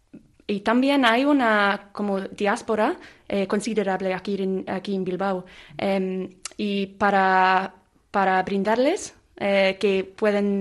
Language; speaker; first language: Spanish; non-native, fluent; English